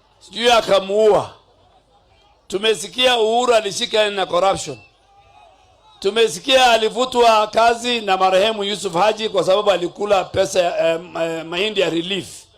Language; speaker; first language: Swahili; non-native, local second language; Somali